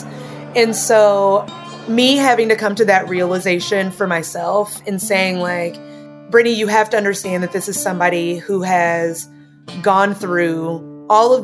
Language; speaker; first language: English; native; English